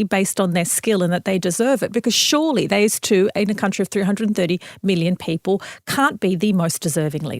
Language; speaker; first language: English; native; English